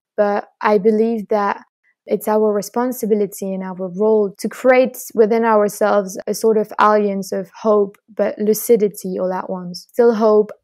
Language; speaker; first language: English; non-native, fluent; French